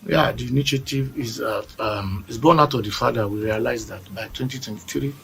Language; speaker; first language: English; non-native, local second language; Yoruba